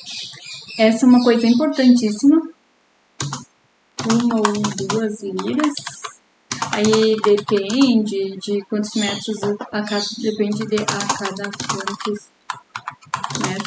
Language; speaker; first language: Portuguese; native; Portuguese